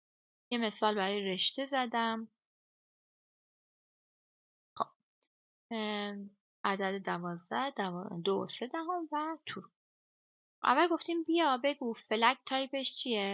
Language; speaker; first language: Persian; native; Persian